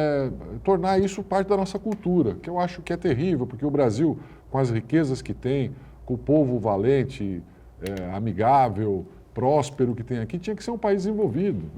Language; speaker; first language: Portuguese; native; Portuguese